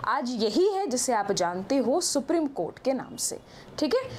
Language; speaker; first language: Hindi; native; Hindi